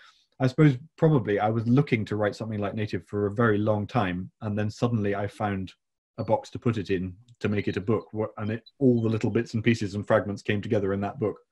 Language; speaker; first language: English; native; English